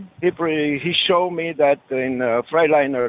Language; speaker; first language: English; non-native, learner; French